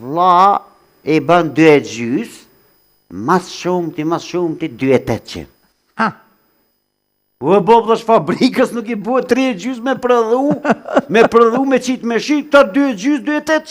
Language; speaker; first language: Albanian; native; Albanian